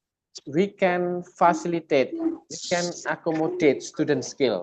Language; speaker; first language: English; non-native, fluent; Indonesian